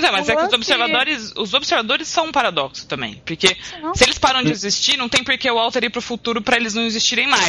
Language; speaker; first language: Portuguese; native; Portuguese